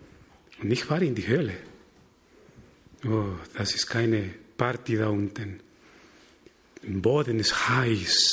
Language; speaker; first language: German; non-native, fluent; Spanish